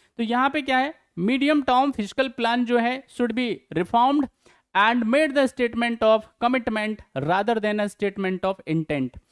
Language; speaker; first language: Hindi; native; Hindi